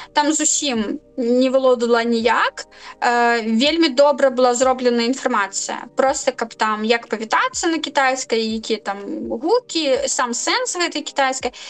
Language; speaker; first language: Belarusian; non-native, local second language; Russian